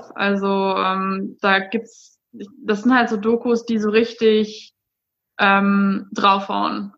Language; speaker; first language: German; native; German